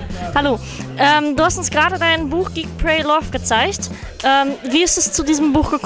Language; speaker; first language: German; native; German